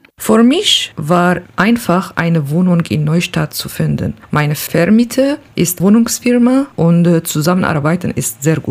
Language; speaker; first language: German; non-native, learner; Kurdish